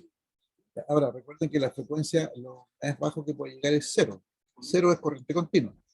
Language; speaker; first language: Spanish; native; Spanish